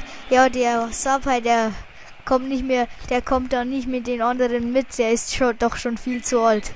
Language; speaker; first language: German; native; German